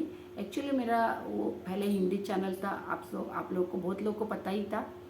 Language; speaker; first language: Hindi; non-native, local second language; Kannada